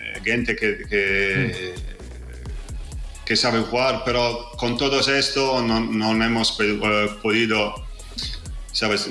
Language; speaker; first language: Spanish; non-native, fluent; Italian